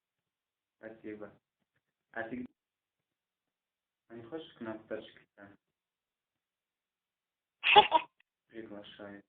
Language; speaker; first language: Russian; non-native, local second language; Tajik